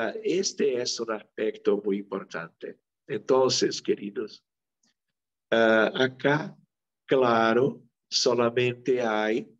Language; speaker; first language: Spanish; non-native, local second language; Portuguese